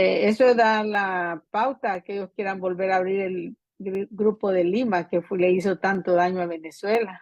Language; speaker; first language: Spanish; native; Spanish